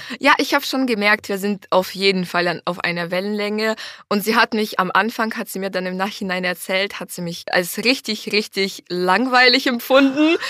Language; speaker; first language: German; non-native, fluent; Ukrainian